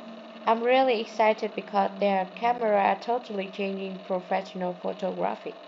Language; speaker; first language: English; non-native, learner; Vietnamese